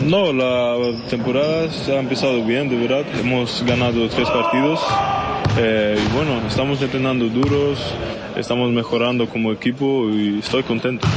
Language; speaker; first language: Spanish; non-native, fluent; Swedish